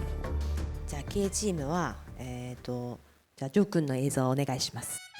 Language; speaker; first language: Japanese; native; Japanese